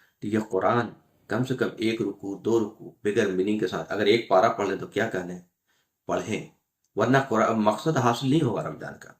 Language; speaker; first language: Urdu; native; Urdu